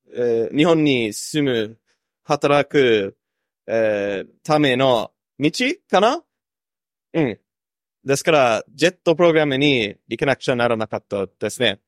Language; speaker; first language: Japanese; non-native, fluent; English